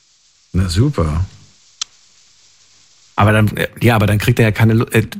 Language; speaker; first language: German; native; German